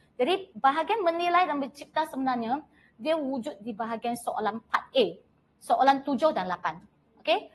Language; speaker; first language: Malay; non-native, local second language; Chinese